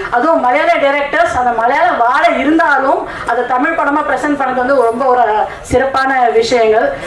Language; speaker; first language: Tamil; non-native, local second language; Telugu